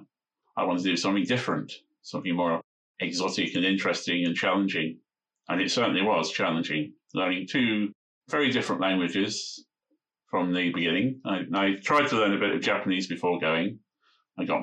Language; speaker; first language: English; native; English